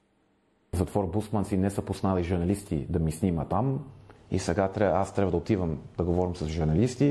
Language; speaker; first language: Bulgarian; non-native, fluent; English